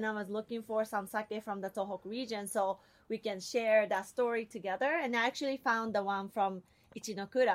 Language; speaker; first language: English; non-native, fluent; Japanese